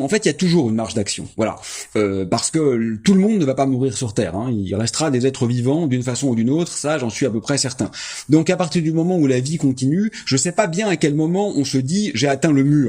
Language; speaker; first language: French; native; French